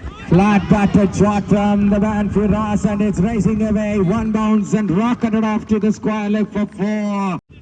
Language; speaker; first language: English; non-native, local second language; Malayalam